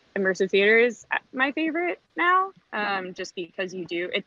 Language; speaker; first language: English; native; English